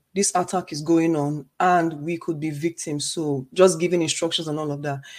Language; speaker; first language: English; non-native, local second language; Igbo